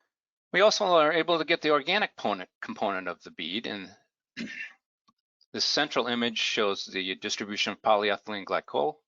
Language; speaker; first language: English; native; English